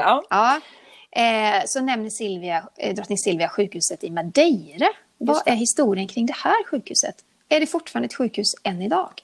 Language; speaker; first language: Swedish; native; Swedish